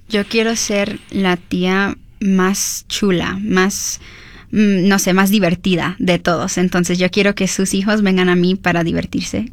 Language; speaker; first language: Spanish; early bilingual, heritage; Spanish